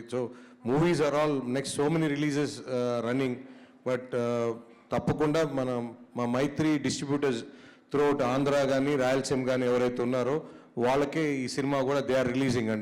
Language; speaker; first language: Telugu; native; Telugu